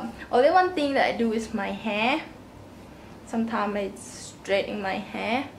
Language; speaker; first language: English; non-native, learner; Thai